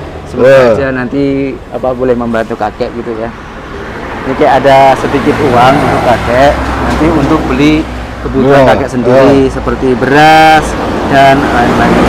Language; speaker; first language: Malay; non-native, local second language; Javanese